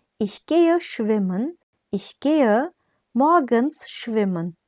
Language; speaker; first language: German; non-native, fluent; Turkish